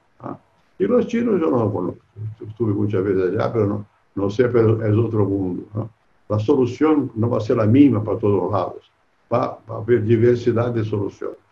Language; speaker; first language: Spanish; non-native, fluent; Portuguese